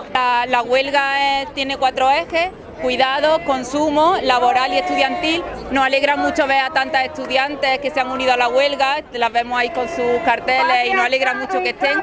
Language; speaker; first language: Spanish; native; Spanish